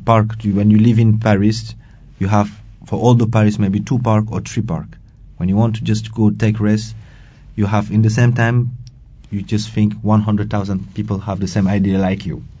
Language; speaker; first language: English; non-native, local second language; Wolof